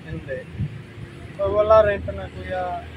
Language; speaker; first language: Filipino; non-native, learner; Punjabi